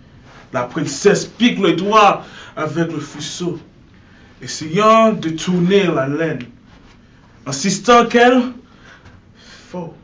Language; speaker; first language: French; non-native, learner; English